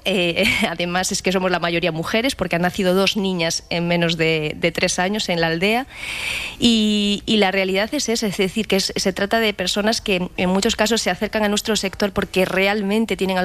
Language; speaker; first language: Spanish; native; Spanish